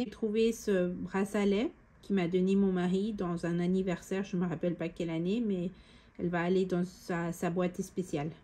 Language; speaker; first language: French; non-native, fluent; Spanish